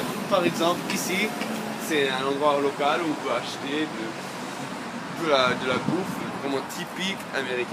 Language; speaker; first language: French; non-native, fluent; English